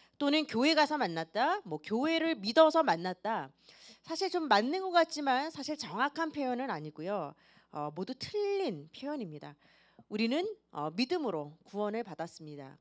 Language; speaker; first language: Korean; native; Korean